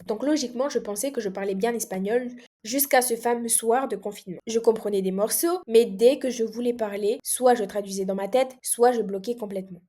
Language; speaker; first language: French; non-native, local second language; Comorian